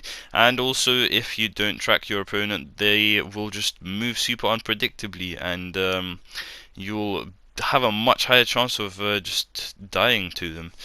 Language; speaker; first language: English; native; English